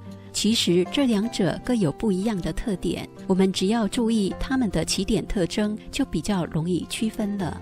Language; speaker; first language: Chinese; native; Chinese